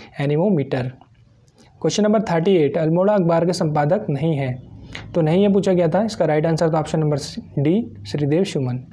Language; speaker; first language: Hindi; native; Hindi